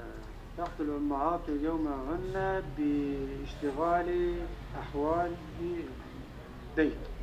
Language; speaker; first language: Arabic; non-native, learner; Turkish